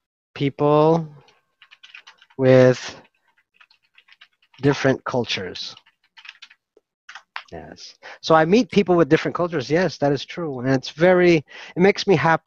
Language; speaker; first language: English; non-native, fluent; Filipino